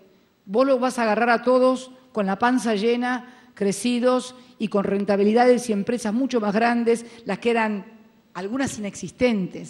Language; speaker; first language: Spanish; native; Spanish